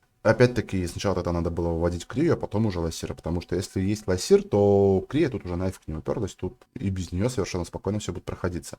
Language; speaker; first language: Russian; native; Russian